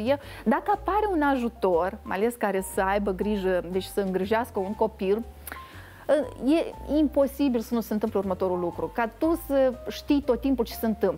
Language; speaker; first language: Romanian; native; Romanian